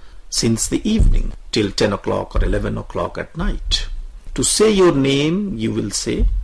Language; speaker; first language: English; non-native, local second language; Hindi